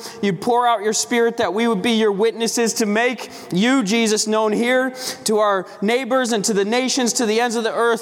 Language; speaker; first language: English; native; English